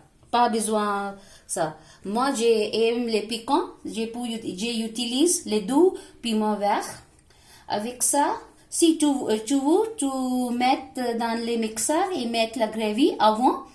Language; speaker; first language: French; non-native, learner; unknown